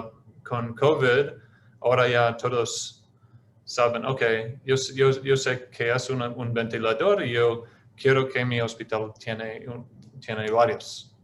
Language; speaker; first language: Spanish; non-native, fluent; English